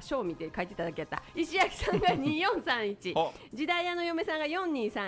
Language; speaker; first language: Japanese; native; Japanese